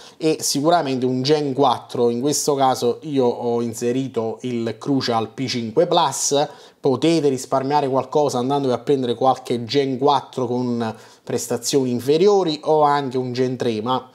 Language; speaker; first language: Italian; native; Italian